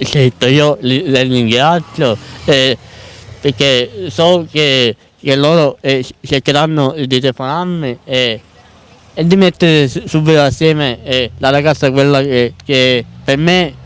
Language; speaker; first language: Italian; non-native, local second language; Sicilian